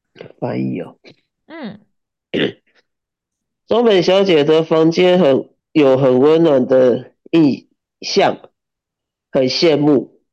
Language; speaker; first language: Chinese; non-native, learner; Japanese